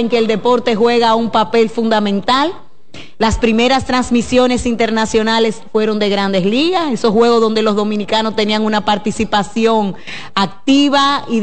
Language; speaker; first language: Spanish; native; Spanish